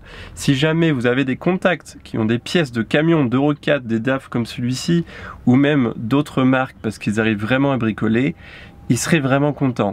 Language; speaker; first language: French; native; French